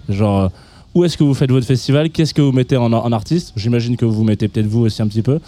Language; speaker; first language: French; native; French